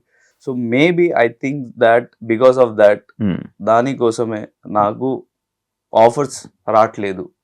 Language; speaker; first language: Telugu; non-native, learner; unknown